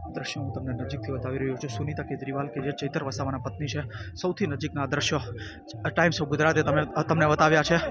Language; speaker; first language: Gujarati; native; Gujarati